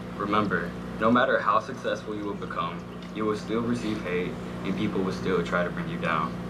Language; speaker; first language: English; early bilingual, other home language; Spanish